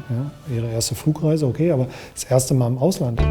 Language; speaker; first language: German; native; German